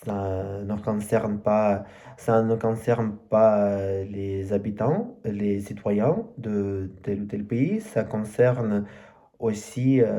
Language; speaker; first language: French; non-native, learner; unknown